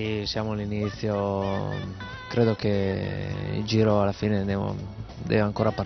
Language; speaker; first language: Italian; native; Italian